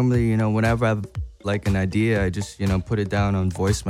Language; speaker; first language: English; non-native, local second language; Cantonese